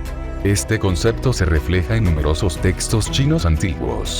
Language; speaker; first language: Spanish; native; Spanish